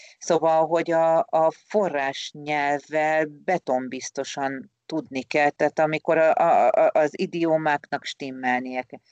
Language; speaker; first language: Hungarian; native; Hungarian